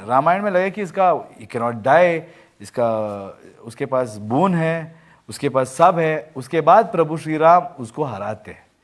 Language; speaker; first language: Hindi; non-native, local second language; Kannada